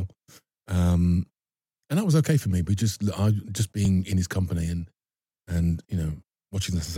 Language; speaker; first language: English; native; English